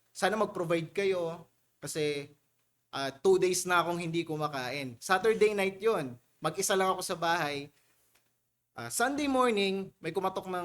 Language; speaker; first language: Filipino; native; Filipino